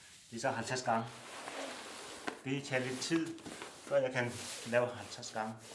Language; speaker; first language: Danish; non-native, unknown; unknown